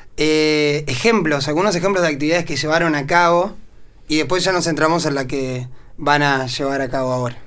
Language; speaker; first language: Spanish; native; Spanish